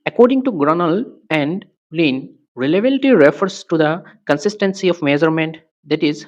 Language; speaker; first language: English; non-native, local second language; Assamese